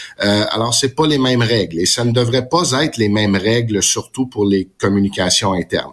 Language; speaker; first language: French; non-native, local second language; English